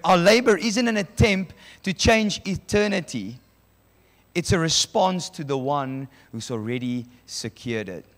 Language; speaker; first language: English; non-native, local second language; Afrikaans